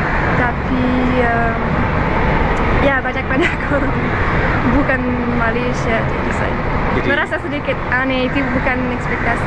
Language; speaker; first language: Indonesian; non-native, learner; English